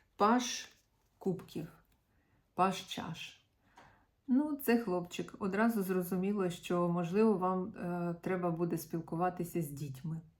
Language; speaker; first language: Ukrainian; non-native, local second language; Russian